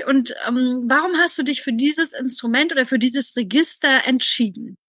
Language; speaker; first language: German; native; German